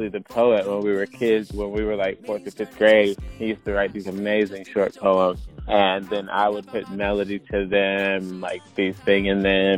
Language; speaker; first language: English; native; English